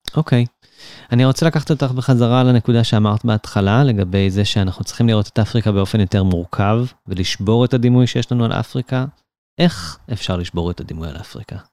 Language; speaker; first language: Hebrew; native; Hebrew